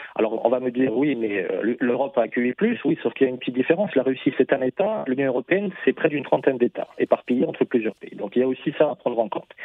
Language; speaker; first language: French; non-native, fluent; Russian